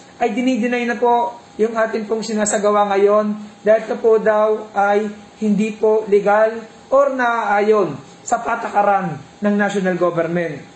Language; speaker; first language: Filipino; native; Filipino